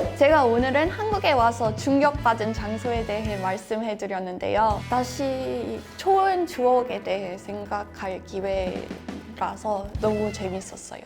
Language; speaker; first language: Korean; non-native, fluent; English